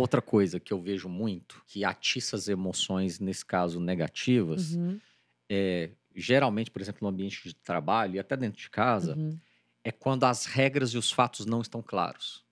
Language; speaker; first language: Portuguese; native; Portuguese